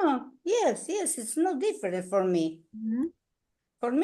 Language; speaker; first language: English; non-native, learner; Spanish